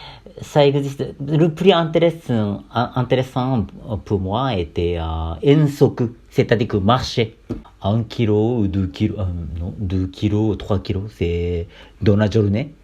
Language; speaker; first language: French; non-native, learner; Japanese